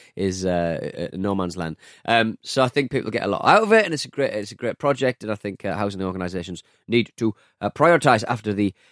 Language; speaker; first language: English; native; English